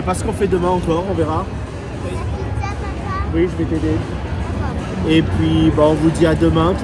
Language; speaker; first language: French; native; French